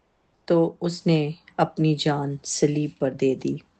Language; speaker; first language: Urdu; native; Urdu